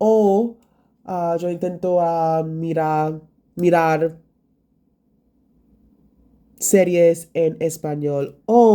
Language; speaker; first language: Spanish; non-native, learner; English